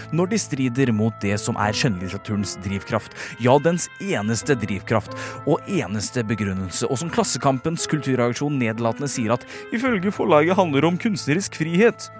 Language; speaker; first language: Norwegian; native; Norwegian